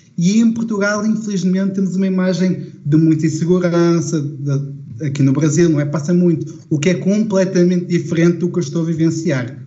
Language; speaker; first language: Portuguese; native; Portuguese